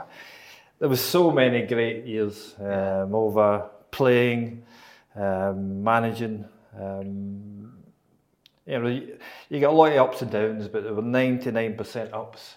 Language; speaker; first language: English; native; English